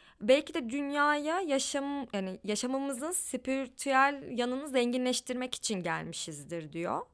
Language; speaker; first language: Turkish; native; Turkish